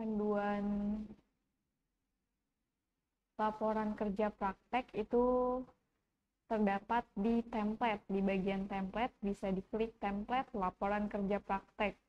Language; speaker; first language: Indonesian; native; Indonesian